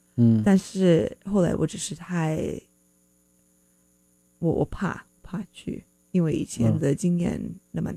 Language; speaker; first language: Chinese; non-native, fluent; English